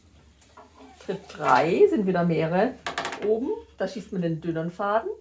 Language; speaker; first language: German; native; German